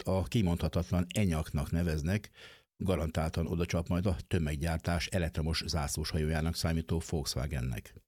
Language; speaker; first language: Hungarian; native; Hungarian